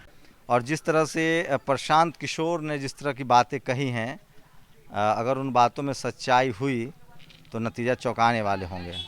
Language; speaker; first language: Hindi; native; Hindi